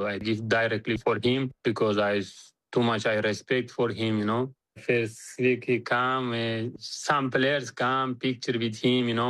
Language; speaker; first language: English; non-native, learner; Uzbek